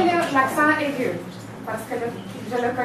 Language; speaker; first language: French; non-native, learner; Romanian